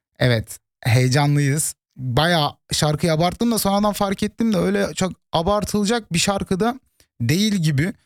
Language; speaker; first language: Turkish; early bilingual, heritage; Turkish